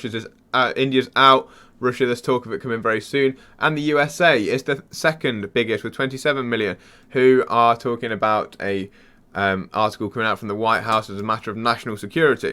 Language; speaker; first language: English; native; English